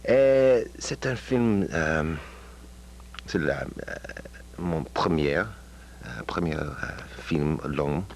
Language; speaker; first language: French; non-native, learner; English